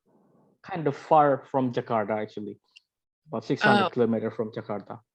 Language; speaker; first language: English; non-native, learner; Indonesian